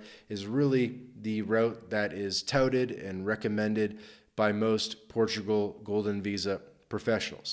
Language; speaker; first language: English; native; English